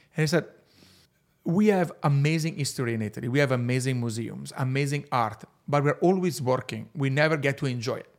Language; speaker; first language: English; non-native, fluent; Italian